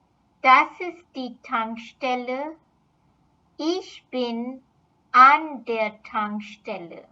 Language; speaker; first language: German; non-native, fluent; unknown